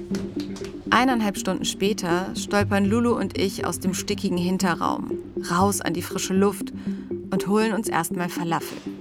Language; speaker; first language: German; native; German